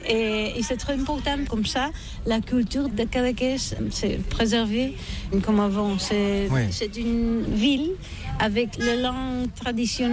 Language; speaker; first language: French; non-native, learner; Catalan